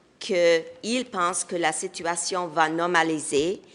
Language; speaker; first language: French; non-native, local second language; English